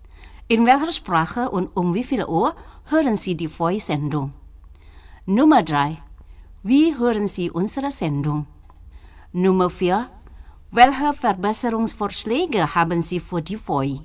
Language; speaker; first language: German; non-native, fluent; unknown